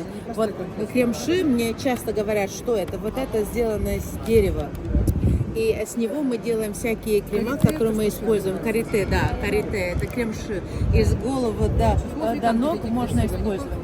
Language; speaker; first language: Russian; non-native, fluent; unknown